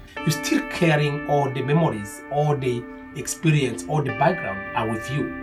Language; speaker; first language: English; non-native, local second language; Kinyarwanda